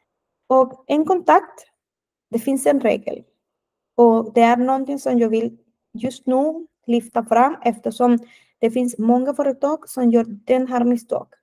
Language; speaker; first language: Swedish; non-native, fluent; Spanish